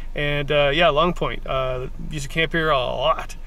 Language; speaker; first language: English; native; English